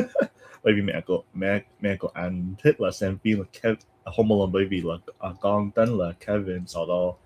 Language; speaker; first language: Vietnamese; non-native, learner; English